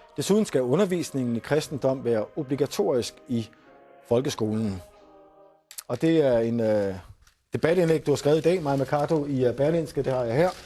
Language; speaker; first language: Danish; native; Danish